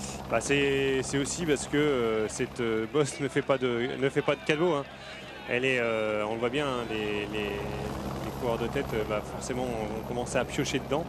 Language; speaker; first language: French; native; French